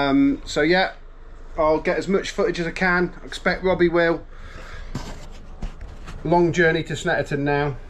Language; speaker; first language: English; native; English